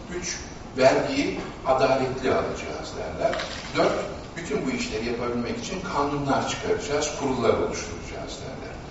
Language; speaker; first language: Turkish; native; Turkish